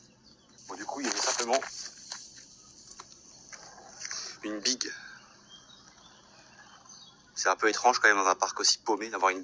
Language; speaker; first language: French; native; French